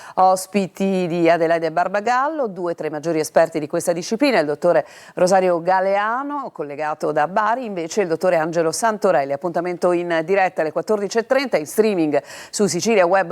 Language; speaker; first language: Italian; native; Italian